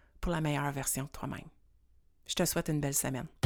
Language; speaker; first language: French; native; French